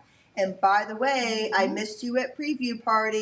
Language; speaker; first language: English; native; English